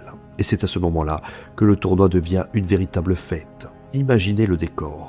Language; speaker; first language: French; native; French